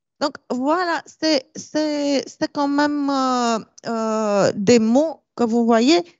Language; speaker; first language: French; non-native, fluent; Romanian